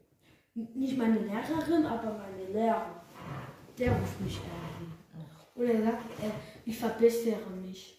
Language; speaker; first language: German; early bilingual, other home language; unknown